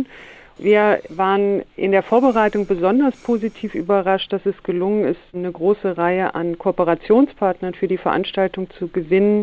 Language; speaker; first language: German; native; German